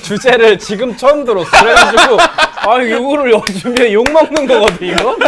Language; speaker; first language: Korean; native; Korean